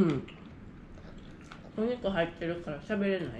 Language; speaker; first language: Japanese; native; Japanese